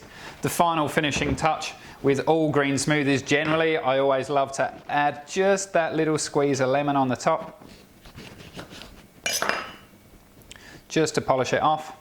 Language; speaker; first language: English; native; English